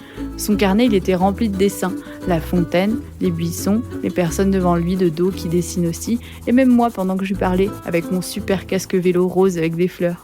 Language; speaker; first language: French; native; French